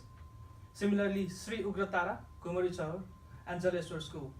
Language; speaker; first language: English; non-native, fluent; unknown